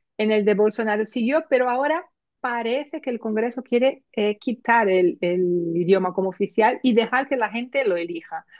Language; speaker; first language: Spanish; early bilingual, heritage; Spanish